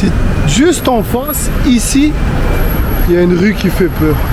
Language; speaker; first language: French; native; French